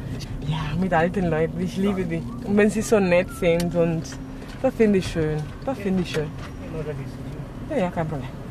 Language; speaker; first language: German; non-native, fluent; Spanish